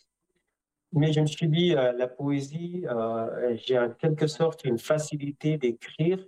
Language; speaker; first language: French; non-native, local second language; Comorian